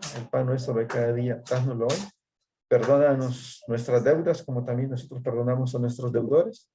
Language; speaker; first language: Spanish; native; Spanish